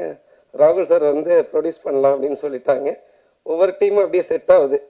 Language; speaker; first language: Tamil; native; Tamil